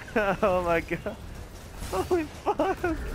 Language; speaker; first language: English; native; English